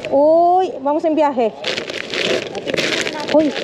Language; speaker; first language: Spanish; non-native, learner; Filipino